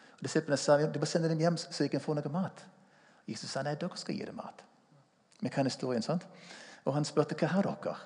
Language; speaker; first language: Norwegian; non-native, fluent; English